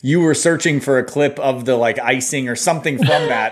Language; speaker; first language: English; native; English